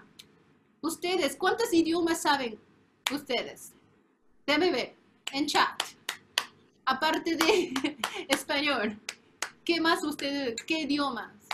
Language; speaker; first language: Spanish; non-native, fluent; Korean